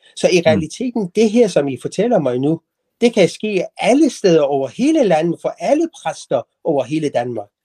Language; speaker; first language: Danish; non-native, fluent; Persian